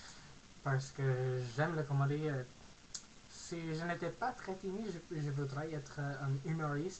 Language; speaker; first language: French; non-native, learner; English